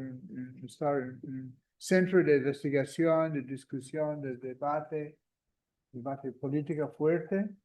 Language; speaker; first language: Spanish; non-native, fluent; English